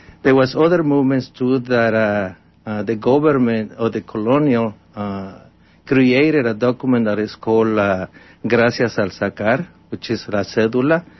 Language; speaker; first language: English; non-native, fluent; Spanish